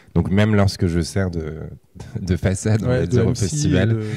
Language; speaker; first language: French; native; French